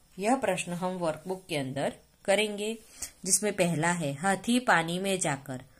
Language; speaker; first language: Hindi; non-native, local second language; Gujarati